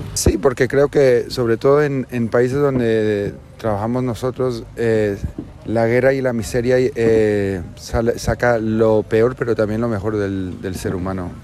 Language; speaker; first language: Spanish; early bilingual, heritage; German